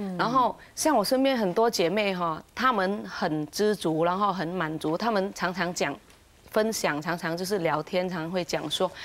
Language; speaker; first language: Chinese; non-native, fluent; Vietnamese